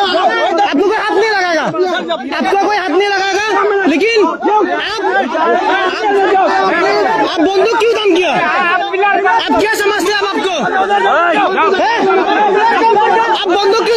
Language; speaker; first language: Hindi; non-native, learner; Bangla